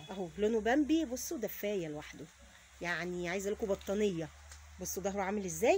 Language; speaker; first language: Arabic; native; Arabic